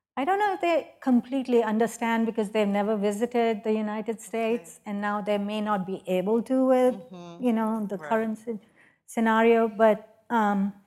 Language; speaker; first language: English; non-native, local second language; Urdu